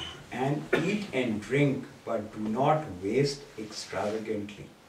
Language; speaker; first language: English; non-native, local second language; Urdu